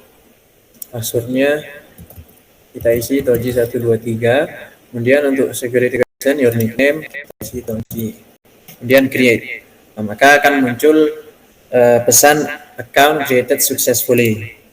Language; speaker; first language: Indonesian; native; Indonesian